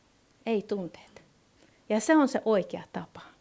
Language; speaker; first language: Finnish; non-native, fluent; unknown